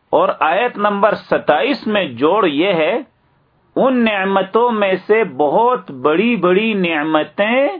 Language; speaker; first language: Urdu; native; Urdu